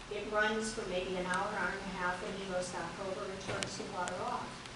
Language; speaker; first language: English; native; English